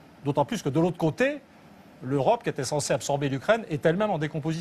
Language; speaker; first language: French; native; French